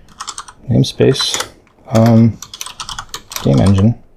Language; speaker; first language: English; native; English